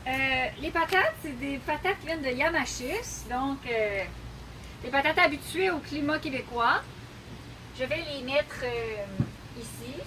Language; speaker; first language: French; native; French